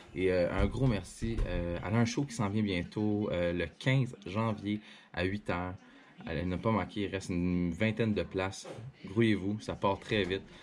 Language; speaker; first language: French; native; French